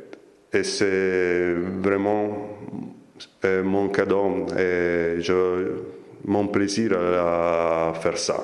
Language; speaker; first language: French; non-native, fluent; Italian